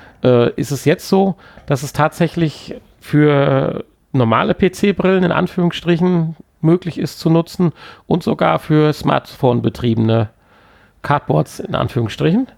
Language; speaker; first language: German; native; German